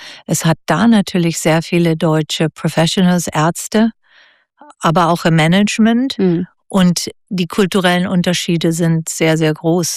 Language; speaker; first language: German; native; German